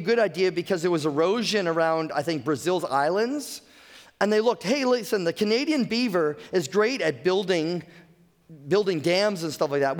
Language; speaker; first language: English; native; English